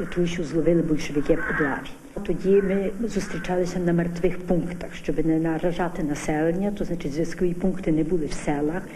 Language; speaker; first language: Ukrainian; native; Ukrainian